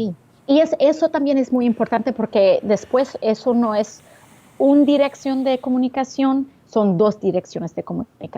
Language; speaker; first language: Spanish; early bilingual, heritage; English